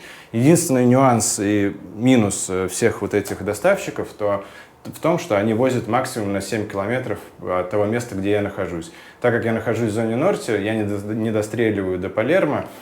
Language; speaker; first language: Russian; native; Russian